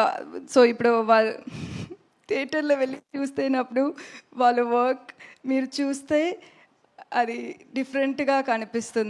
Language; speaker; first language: Telugu; non-native, learner; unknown